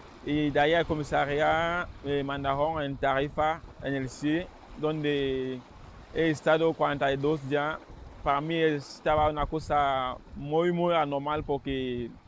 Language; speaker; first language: Spanish; non-native, fluent; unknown